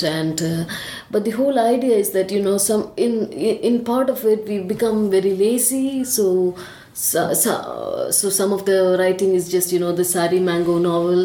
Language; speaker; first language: English; non-native, local second language; Tamil